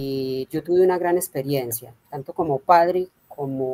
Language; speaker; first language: Spanish; native; Spanish